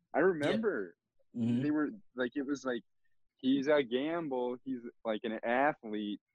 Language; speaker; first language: English; native; English